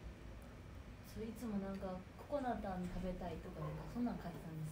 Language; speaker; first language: Japanese; native; Japanese